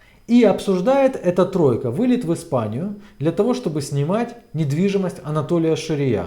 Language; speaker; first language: Russian; native; Russian